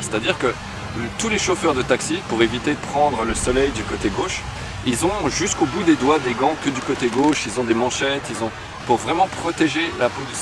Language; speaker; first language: French; native; French